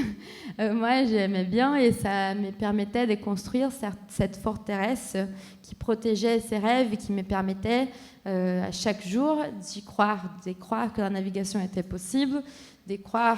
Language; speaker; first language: French; non-native, fluent; Portuguese